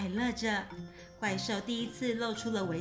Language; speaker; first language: Chinese; native; Chinese